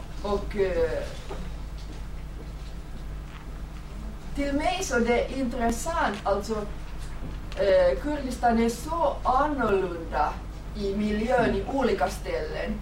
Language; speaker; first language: Swedish; non-native, fluent; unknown